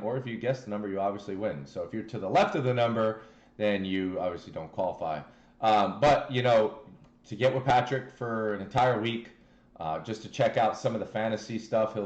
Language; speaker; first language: English; native; English